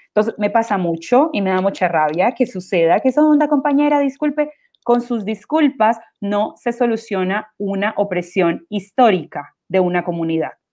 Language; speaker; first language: Spanish; native; Spanish